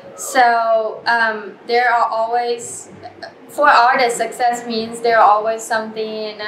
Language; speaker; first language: English; non-native, fluent; Chinese